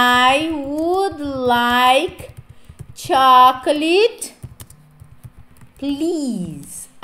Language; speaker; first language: English; non-native, fluent; Portuguese